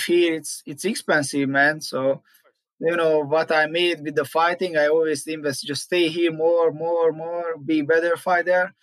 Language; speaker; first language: English; non-native, learner; Hungarian